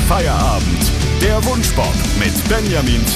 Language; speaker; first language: German; native; German